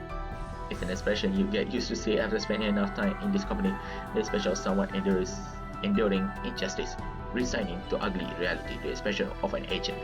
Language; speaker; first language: English; non-native, local second language; Malay